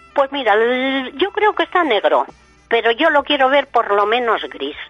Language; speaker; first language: Spanish; native; Spanish